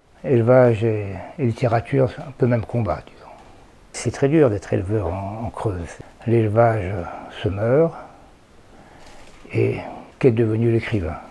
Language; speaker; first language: French; native; French